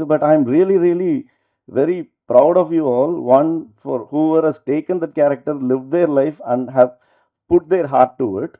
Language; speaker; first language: Tamil; native; Tamil